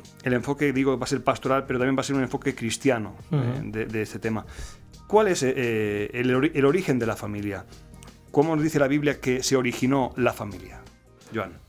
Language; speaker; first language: Spanish; native; Spanish